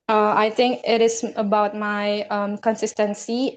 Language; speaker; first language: English; non-native, learner; Indonesian